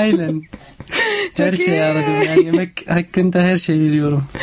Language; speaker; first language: Turkish; non-native, learner; Arabic